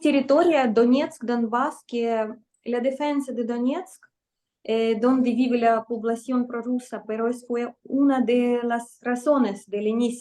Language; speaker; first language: Spanish; non-native, fluent; Russian